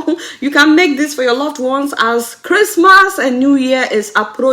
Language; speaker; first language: English; non-native, local second language; Yoruba